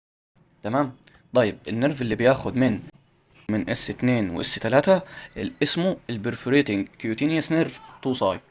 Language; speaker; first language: Arabic; native; Arabic